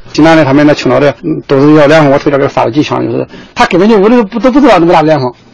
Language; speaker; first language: Chinese; native; Chinese